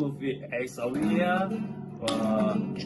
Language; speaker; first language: Arabic; non-native, learner; Korean